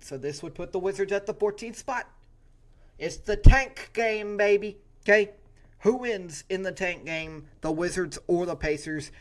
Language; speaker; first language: English; native; English